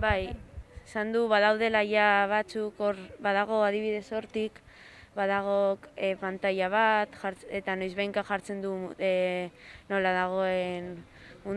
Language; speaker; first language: Basque; non-native, local second language; Spanish